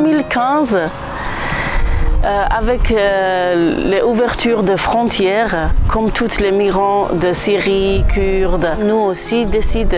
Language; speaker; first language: French; non-native, learner; Kurdish